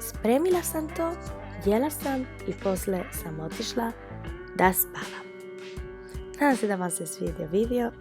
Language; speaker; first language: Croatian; non-native, fluent; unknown